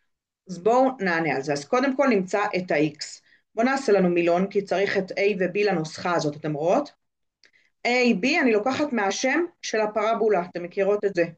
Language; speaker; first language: Hebrew; native; Hebrew